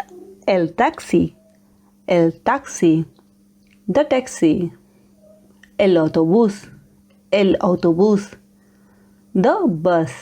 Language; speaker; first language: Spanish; non-native, fluent; Hindi